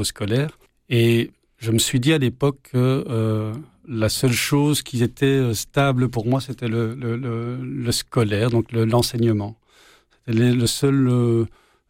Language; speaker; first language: French; native; French